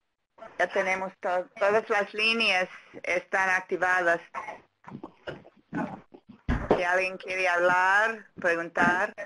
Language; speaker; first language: Spanish; non-native, fluent; English